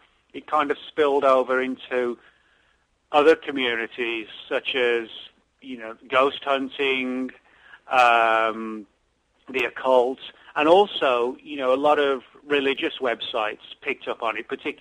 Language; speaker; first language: English; native; English